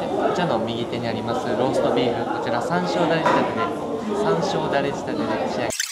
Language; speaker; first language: Japanese; native; Japanese